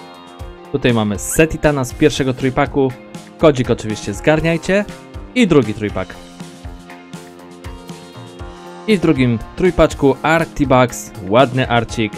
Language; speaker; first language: Polish; native; Polish